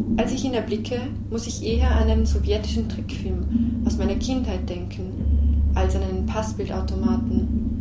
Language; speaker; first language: German; non-native, fluent; Georgian